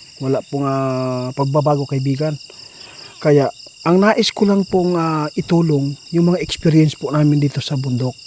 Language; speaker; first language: Filipino; non-native, local second language; Cebuano